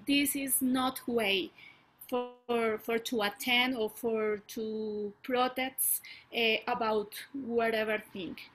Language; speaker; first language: English; non-native, learner; Spanish